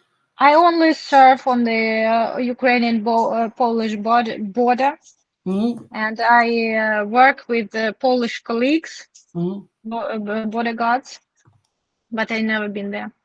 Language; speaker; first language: English; non-native, learner; Ukrainian